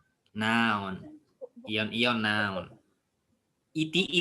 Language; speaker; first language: English; non-native, fluent; Indonesian